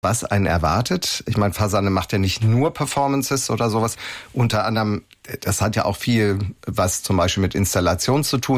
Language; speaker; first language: German; native; German